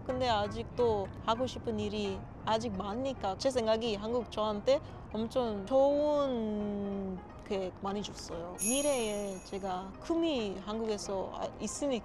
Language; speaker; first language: Korean; non-native, learner; Papiamento